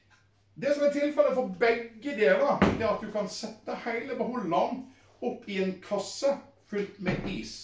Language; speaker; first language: Norwegian; native; Norwegian